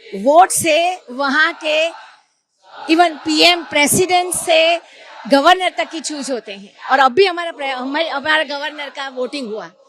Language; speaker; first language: Hindi; non-native, local second language; Gujarati